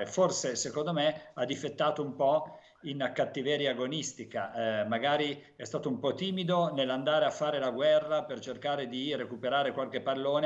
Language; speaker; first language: Italian; native; Italian